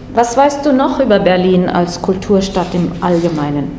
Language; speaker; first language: German; non-native, fluent; English